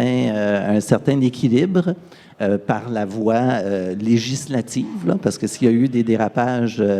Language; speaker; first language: French; native; French